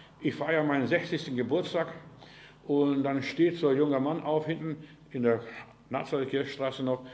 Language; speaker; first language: German; non-native, fluent; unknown